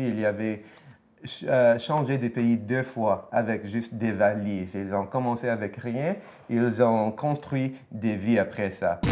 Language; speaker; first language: French; non-native, fluent; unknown